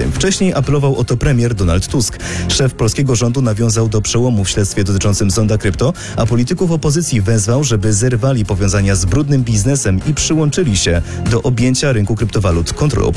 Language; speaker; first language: Polish; native; Polish